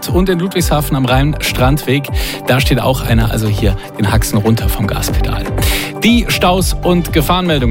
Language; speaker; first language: German; native; German